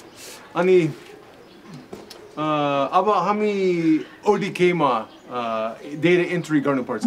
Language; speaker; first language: Nepali; non-native, learner; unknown